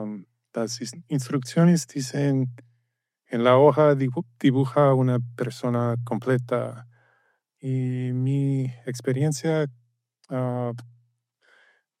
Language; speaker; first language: Spanish; non-native, learner; English